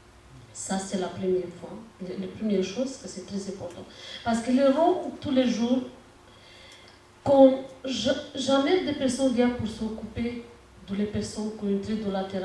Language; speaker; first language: French; non-native, learner; Romanian